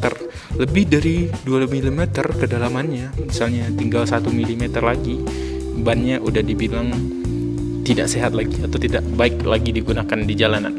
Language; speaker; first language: Indonesian; native; Indonesian